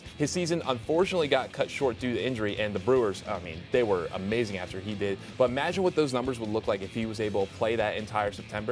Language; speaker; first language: English; native; English